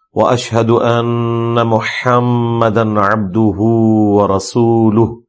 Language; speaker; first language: Urdu; non-native, local second language; Punjabi